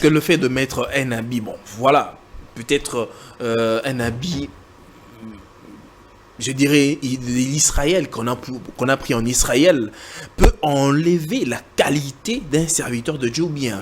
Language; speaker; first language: French; non-native, local second language; Lingala